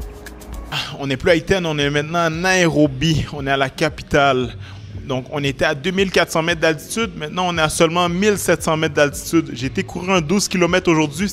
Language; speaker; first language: French; native; French